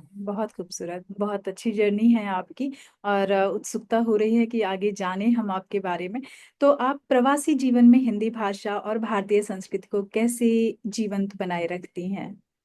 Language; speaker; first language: Hindi; native; Hindi